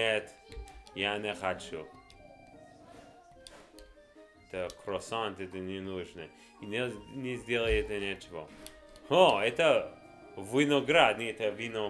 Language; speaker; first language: Russian; non-native, learner; English